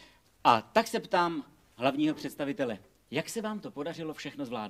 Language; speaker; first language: Czech; native; Czech